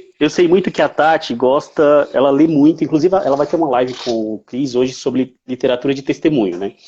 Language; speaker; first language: Portuguese; native; Portuguese